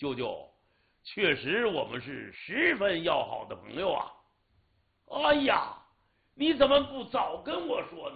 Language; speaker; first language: Chinese; native; Chinese